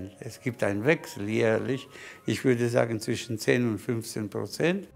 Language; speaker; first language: German; non-native, fluent; Spanish